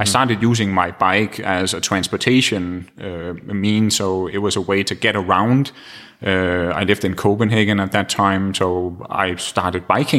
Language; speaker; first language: English; non-native, fluent; Danish